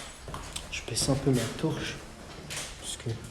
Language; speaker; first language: French; native; French